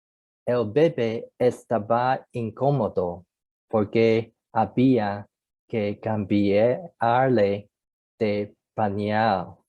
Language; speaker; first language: Spanish; non-native, learner; Chinese